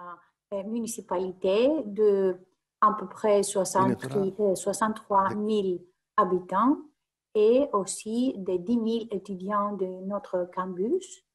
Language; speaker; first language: French; non-native, fluent; Greek